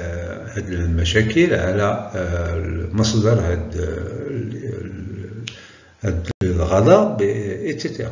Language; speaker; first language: Arabic; native; Arabic